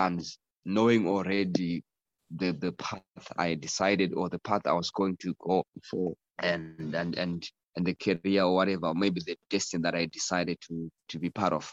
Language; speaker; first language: English; non-native, local second language; Shona